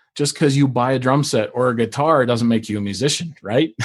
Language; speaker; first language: English; native; English